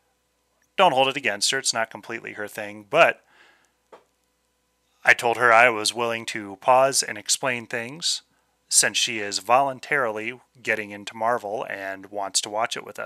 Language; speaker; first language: English; native; English